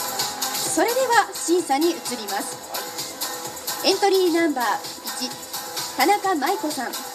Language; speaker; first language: Japanese; native; Japanese